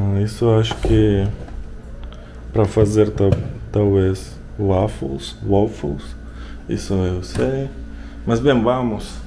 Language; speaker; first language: Portuguese; non-native, learner; Russian